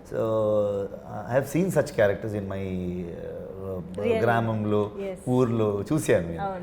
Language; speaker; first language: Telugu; non-native, learner; Kannada